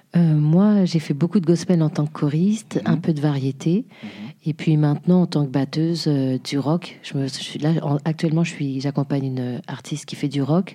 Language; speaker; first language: French; early bilingual, other home language; Haitian Creole